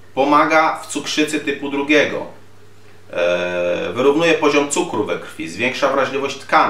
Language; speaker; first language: Polish; native; Polish